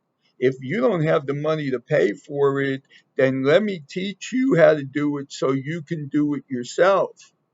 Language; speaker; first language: English; native; English